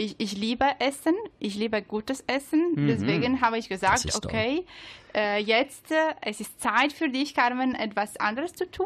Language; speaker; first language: German; non-native, learner; Italian